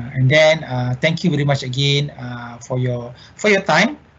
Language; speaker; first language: English; non-native, local second language; Malay